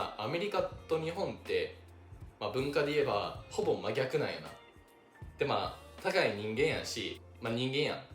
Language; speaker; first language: Japanese; non-native, fluent; English